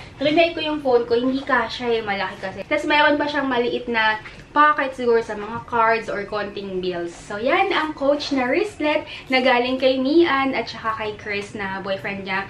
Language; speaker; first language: Filipino; native; Filipino